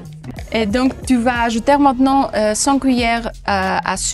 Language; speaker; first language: French; non-native, local second language; Dutch